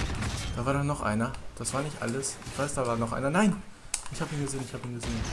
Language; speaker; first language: German; native; German